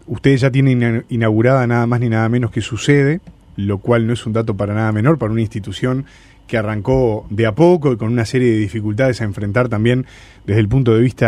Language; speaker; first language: Spanish; native; Spanish